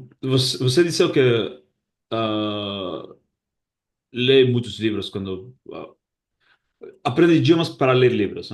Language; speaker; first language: Portuguese; non-native, fluent; Basque